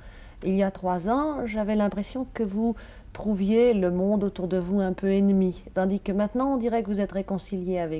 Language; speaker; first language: French; native; French